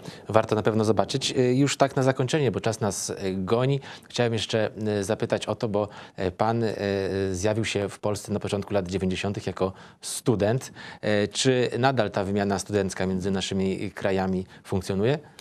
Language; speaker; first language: Polish; native; Polish